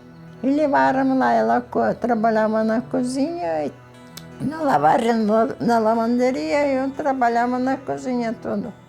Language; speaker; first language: Portuguese; early bilingual, other home language; Ukrainian